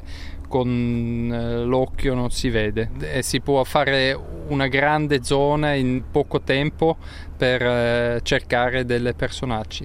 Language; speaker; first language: Italian; non-native, local second language; German